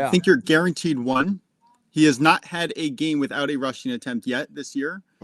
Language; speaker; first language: English; native; English